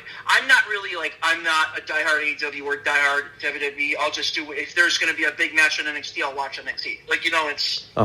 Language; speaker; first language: English; native; English